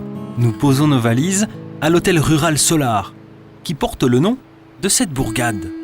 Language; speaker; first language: French; native; French